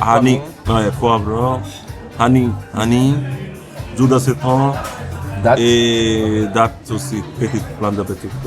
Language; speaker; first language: French; non-native, learner; Bangla